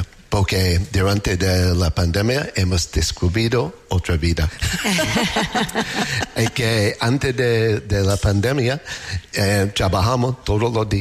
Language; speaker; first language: Spanish; non-native, learner; English